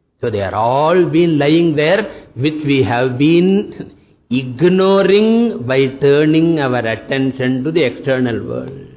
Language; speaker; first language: English; non-native, local second language; Tamil